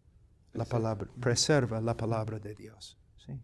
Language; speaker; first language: Spanish; non-native, fluent; English